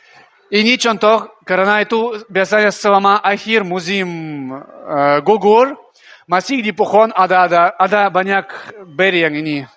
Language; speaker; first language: Indonesian; non-native, learner; Russian